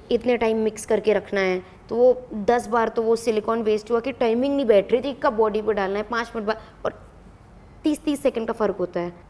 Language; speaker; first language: Hindi; native; Hindi